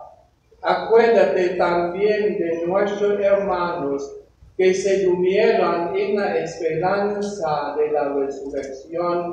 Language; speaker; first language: Spanish; non-native, learner; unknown